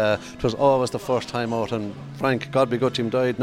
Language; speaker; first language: English; native; English